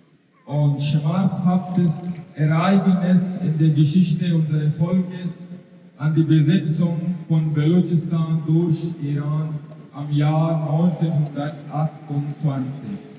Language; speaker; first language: German; non-native, fluent; Baluchi